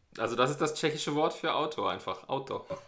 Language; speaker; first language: German; native; German